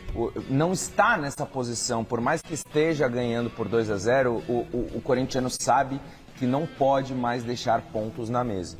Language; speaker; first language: Portuguese; native; Portuguese